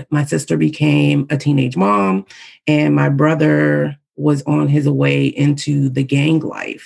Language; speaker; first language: English; native; English